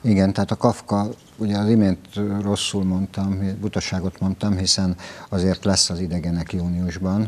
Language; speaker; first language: Hungarian; native; Hungarian